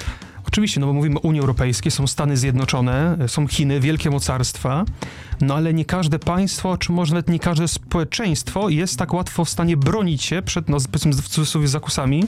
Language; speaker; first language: Polish; native; Polish